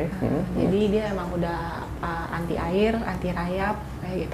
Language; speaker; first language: Indonesian; native; Indonesian